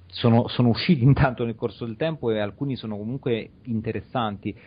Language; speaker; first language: Italian; native; Italian